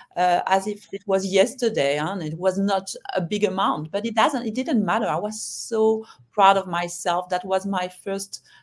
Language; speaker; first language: English; non-native, fluent; French